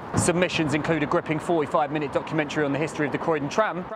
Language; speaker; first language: English; native; English